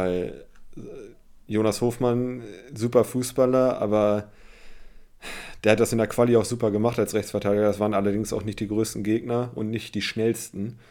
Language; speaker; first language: German; native; German